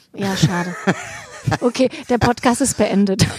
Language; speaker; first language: German; native; German